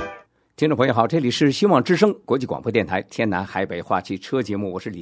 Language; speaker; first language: Chinese; native; Chinese